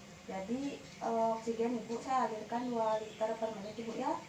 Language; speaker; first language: Indonesian; native; Indonesian